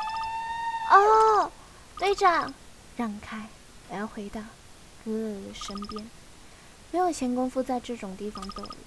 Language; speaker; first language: Chinese; native; Chinese